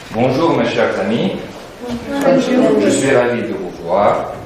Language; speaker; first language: French; non-native, fluent; Russian